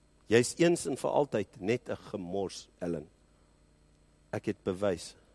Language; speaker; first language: Afrikaans; early bilingual, heritage; Afrikaans